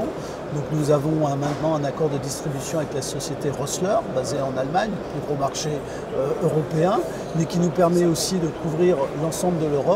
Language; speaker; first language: French; native; French